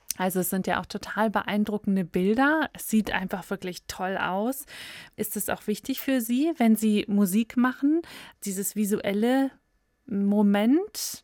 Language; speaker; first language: German; native; German